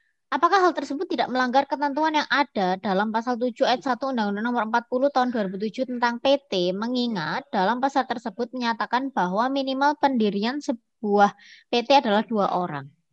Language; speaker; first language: Indonesian; native; Indonesian